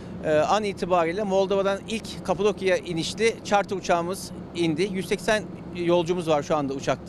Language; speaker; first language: Turkish; native; Turkish